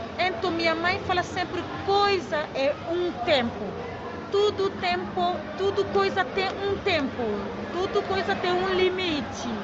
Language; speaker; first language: Portuguese; non-native, learner; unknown